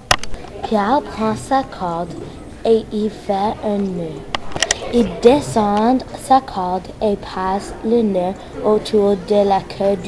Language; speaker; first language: French; non-native, learner; English